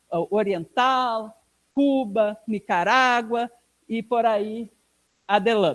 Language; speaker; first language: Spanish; non-native, learner; Portuguese